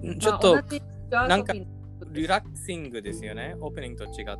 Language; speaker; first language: Japanese; non-native, learner; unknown